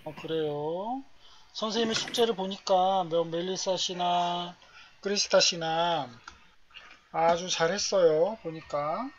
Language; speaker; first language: Korean; native; Korean